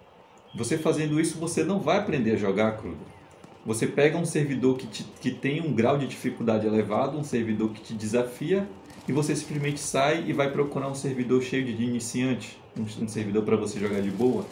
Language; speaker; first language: Portuguese; native; Portuguese